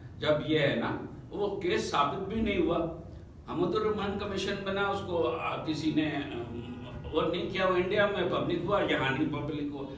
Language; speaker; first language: Urdu; native; Urdu